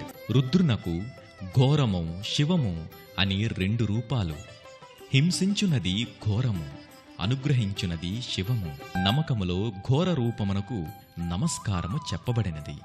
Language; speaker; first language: Telugu; native; Telugu